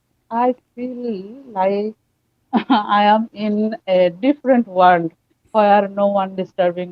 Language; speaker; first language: English; non-native, learner; Bangla